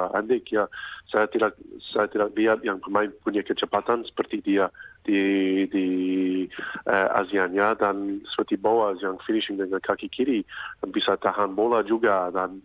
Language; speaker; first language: Indonesian; non-native, fluent; English